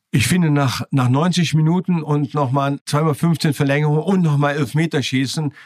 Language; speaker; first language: German; native; German